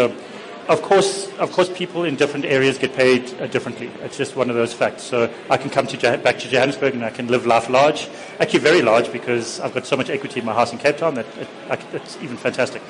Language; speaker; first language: English; native; English